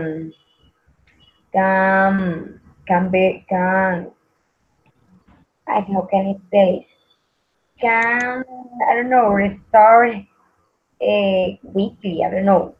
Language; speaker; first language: English; non-native, learner; Spanish